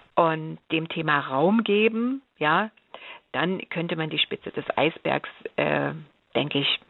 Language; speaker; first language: German; native; German